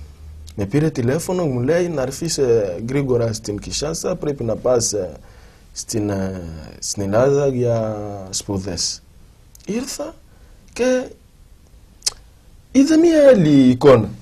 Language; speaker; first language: Greek; non-native, fluent; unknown